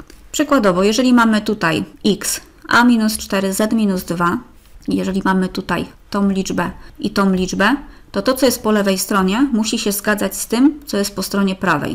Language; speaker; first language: Polish; native; Polish